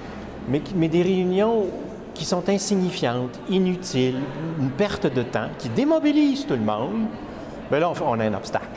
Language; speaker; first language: French; native; French